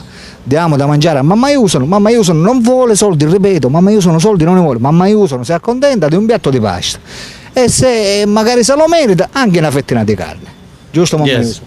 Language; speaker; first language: Italian; native; Italian